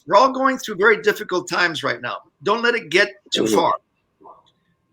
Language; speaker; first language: English; native; English